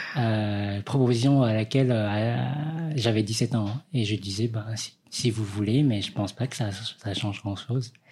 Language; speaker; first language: French; early bilingual, other home language; Vietnamese